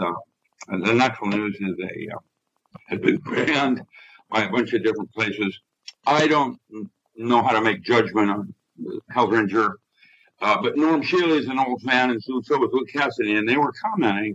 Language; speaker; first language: English; native; English